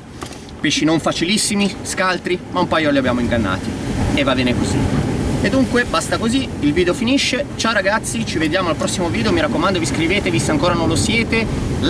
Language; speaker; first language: Italian; native; Italian